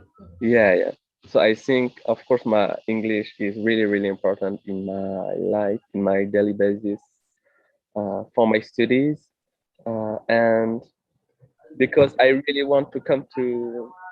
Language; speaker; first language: English; non-native, fluent; French